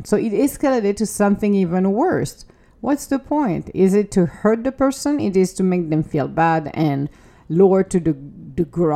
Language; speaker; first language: English; non-native, fluent; French